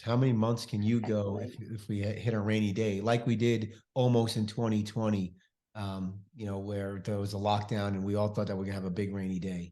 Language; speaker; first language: English; native; English